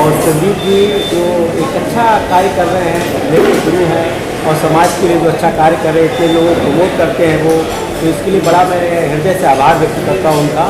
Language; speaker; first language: Hindi; native; Hindi